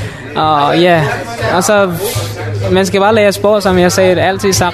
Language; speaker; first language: Danish; non-native, learner; Mon